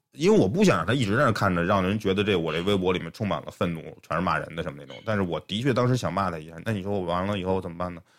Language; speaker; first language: Chinese; native; Chinese